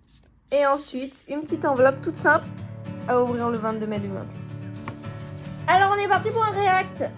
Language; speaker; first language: French; native; French